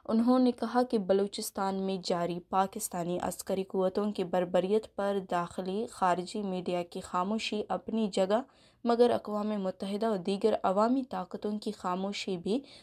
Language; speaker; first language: Urdu; non-native, local second language; Baluchi